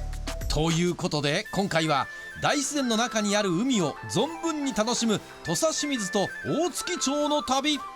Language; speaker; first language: Japanese; native; Japanese